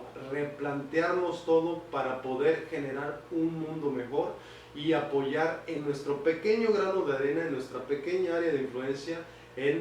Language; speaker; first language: Spanish; native; Spanish